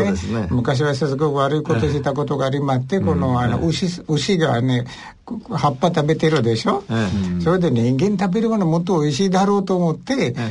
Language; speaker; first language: Japanese; non-native, fluent; Sinhala